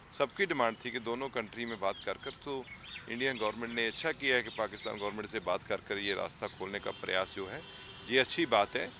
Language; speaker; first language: Hindi; non-native, local second language; Punjabi